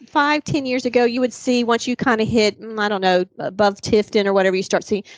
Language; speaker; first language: English; native; English